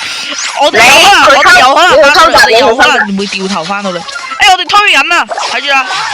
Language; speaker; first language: Chinese; early bilingual, heritage; Cantonese